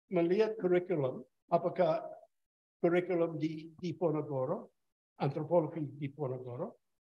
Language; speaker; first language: Indonesian; non-native, fluent; English